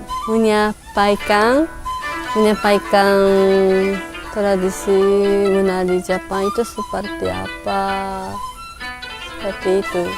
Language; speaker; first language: Indonesian; non-native, learner; Japanese